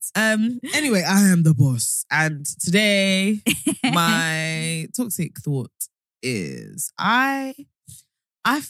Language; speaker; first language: English; native; English